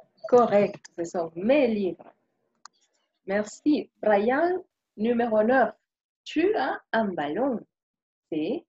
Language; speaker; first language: French; non-native, fluent; Spanish